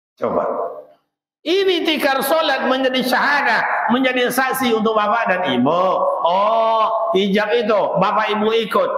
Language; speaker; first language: Malay; native; Malay